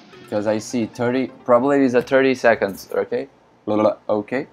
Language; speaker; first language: English; non-native, learner; Portuguese